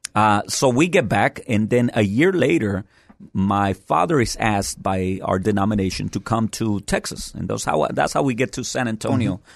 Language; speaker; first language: English; early bilingual, other home language; Spanish